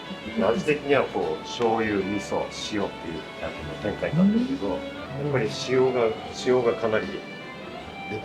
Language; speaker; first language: Japanese; native; Japanese